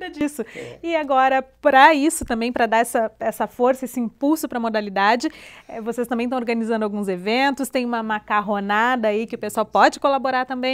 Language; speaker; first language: Portuguese; native; Portuguese